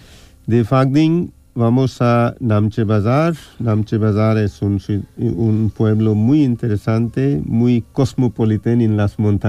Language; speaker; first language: Spanish; non-native, fluent; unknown